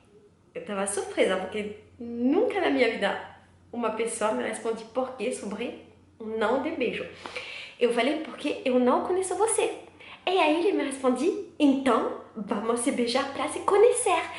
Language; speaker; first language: Portuguese; non-native, learner; French